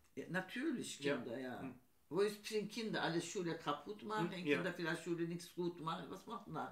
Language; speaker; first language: German; non-native, learner; Turkish